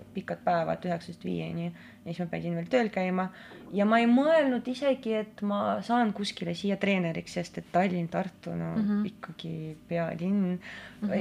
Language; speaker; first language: Estonian; non-native, local second language; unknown